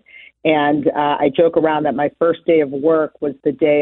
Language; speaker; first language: English; native; English